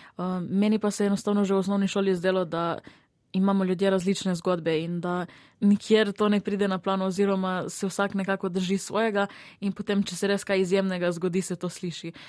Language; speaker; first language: Slovenian; early bilingual, other home language; Serbian